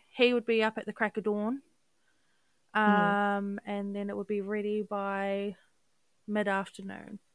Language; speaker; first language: English; native; English